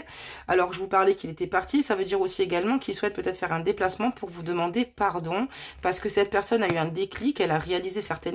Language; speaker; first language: French; native; French